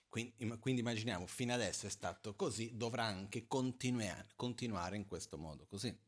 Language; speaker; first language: Italian; non-native, fluent; Portuguese